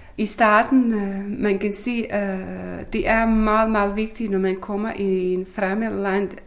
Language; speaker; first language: Danish; non-native, fluent; Bosnian